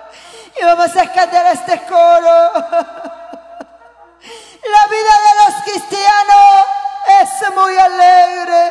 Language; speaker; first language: Spanish; non-native, local second language; Kaqchikel